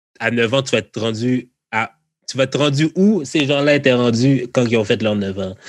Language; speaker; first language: French; native; French